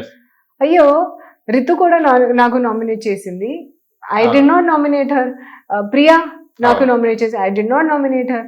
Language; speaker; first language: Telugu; non-native, learner; Hindi